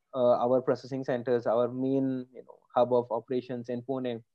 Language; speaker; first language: English; non-native, local second language; Bangla